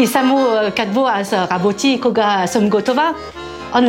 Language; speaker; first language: Bulgarian; non-native, learner; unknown